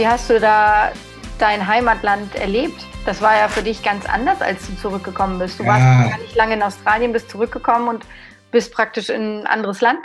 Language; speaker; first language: German; native; German